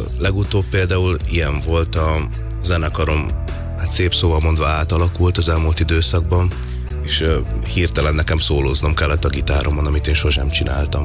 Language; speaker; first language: Hungarian; native; Hungarian